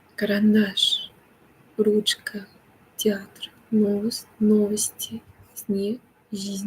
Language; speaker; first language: Russian; non-native, learner; English